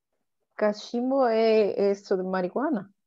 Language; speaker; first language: Portuguese; non-native, learner; Spanish